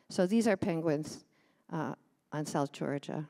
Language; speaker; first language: English; native; English